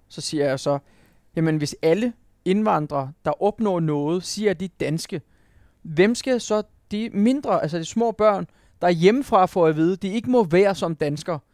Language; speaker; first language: Danish; non-native, fluent; Turkish